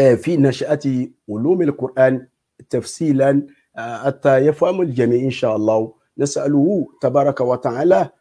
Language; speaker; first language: Arabic; non-native, fluent; Yoruba